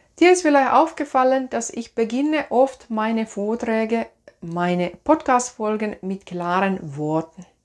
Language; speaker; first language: German; non-native, fluent; Finnish